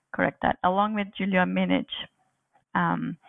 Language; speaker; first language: English; non-native, fluent; Turkish